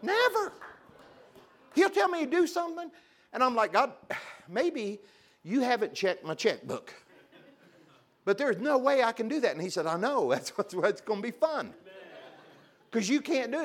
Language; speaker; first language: English; native; English